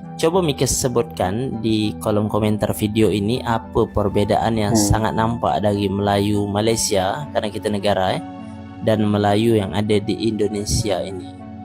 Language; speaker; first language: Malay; native; Malay